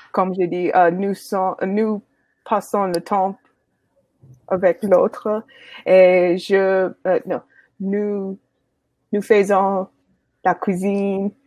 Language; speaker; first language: French; non-native, learner; English